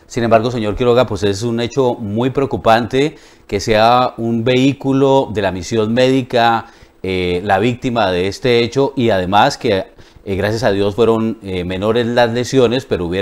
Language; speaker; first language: Spanish; native; Spanish